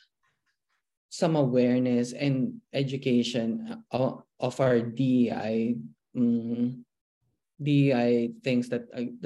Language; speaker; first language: English; non-native, local second language; Filipino